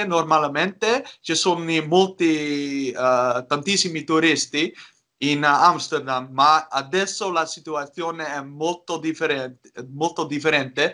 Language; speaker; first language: Italian; non-native, learner; Dutch